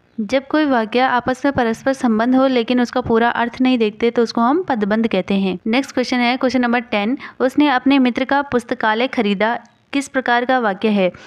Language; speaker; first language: Hindi; native; Hindi